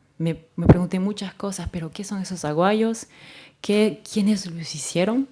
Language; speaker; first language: Spanish; native; Spanish